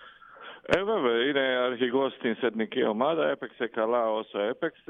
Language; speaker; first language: Greek; non-native, learner; Croatian